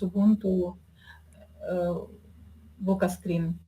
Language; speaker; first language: English; non-native, learner; Russian